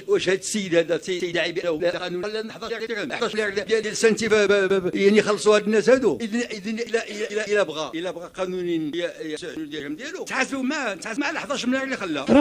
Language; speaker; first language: Arabic; native; Arabic